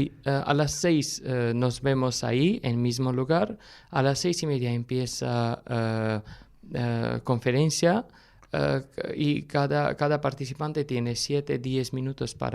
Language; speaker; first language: Spanish; non-native, fluent; Armenian